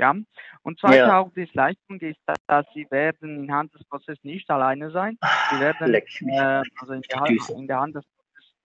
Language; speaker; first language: German; non-native, learner; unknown